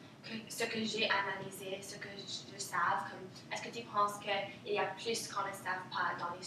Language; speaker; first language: French; non-native, local second language; English